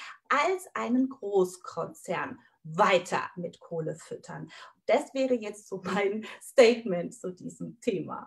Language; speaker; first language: German; native; German